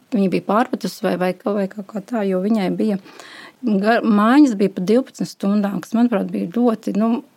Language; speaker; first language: Latvian; native; Latvian